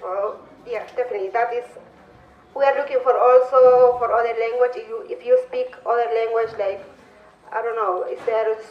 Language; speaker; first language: English; non-native, learner; Spanish